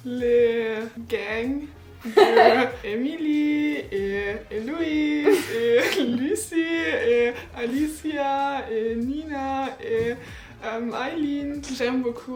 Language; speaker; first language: French; non-native, learner; German